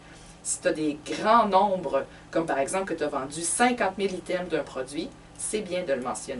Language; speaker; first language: French; native; French